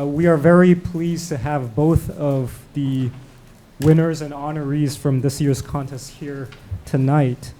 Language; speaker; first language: English; non-native, local second language; Cantonese